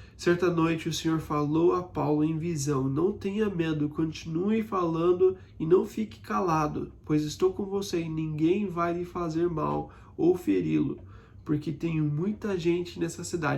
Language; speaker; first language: Portuguese; non-native, fluent; English